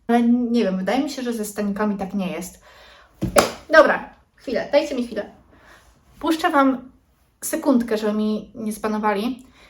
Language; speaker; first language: Polish; native; Polish